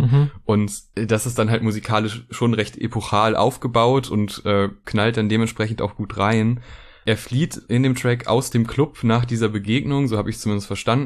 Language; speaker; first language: German; native; German